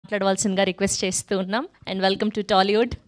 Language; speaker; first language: Telugu; native; Telugu